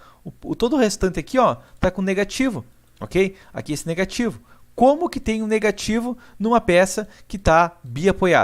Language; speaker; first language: Portuguese; native; Portuguese